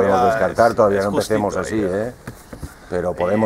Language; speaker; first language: Spanish; native; Spanish